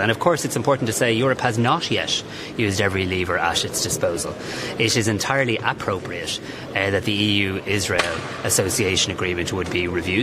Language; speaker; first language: English; native; English